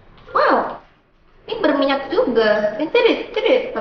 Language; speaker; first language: Indonesian; early bilingual, other home language; Japanese